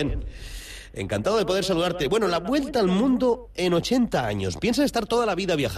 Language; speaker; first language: Spanish; native; Spanish